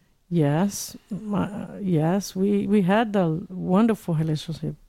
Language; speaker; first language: English; non-native, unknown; Portuguese